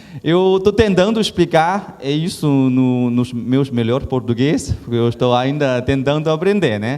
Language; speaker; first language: Portuguese; non-native, learner; Chinese